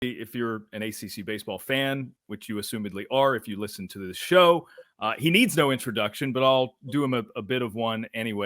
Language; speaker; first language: English; native; English